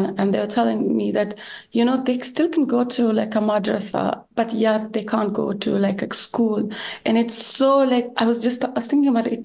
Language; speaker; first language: English; non-native, fluent; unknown